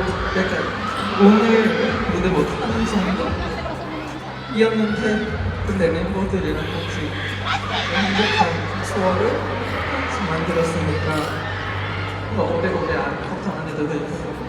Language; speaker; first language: Korean; non-native, fluent; Filipino